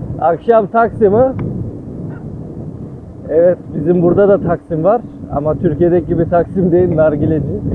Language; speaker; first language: Turkish; early bilingual, heritage; Turkish